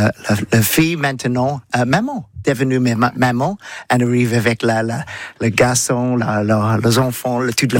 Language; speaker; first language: French; non-native, learner; English